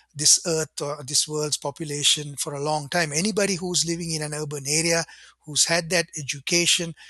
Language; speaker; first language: English; non-native, local second language; Sinhala